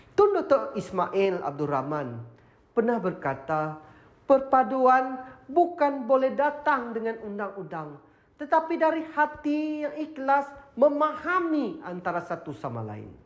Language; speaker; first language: Malay; non-native, local second language; Iban